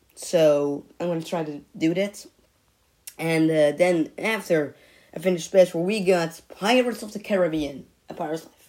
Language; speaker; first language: English; non-native, fluent; Dutch